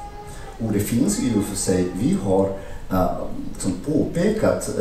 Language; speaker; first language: Swedish; non-native, fluent; Arabic